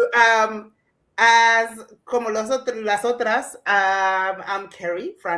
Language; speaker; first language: Spanish; non-native, fluent; English